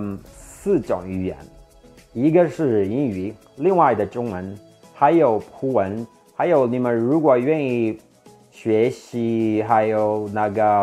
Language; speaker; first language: Chinese; non-native, fluent; Portuguese